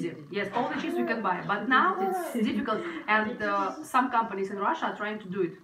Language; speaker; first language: English; non-native, learner; Russian